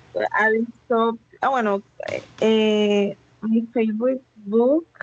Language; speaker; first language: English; non-native, learner; Spanish